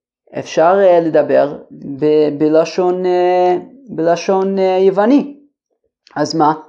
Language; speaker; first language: Hebrew; non-native, fluent; English